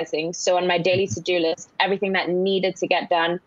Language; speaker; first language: English; non-native, local second language; Yoruba